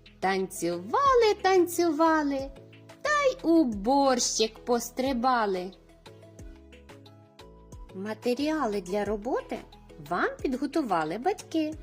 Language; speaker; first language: Ukrainian; native; Ukrainian